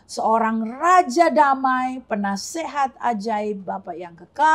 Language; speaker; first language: Indonesian; native; Indonesian